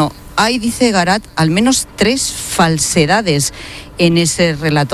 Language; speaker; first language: Spanish; native; Spanish